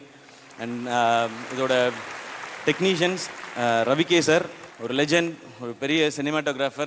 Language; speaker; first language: Tamil; native; Tamil